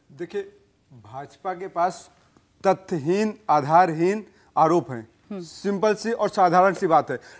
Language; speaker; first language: Hindi; native; Hindi